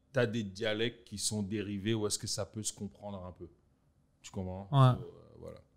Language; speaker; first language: French; native; French